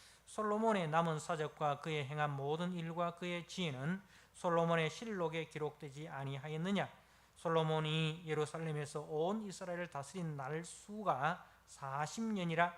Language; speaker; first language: Korean; native; Korean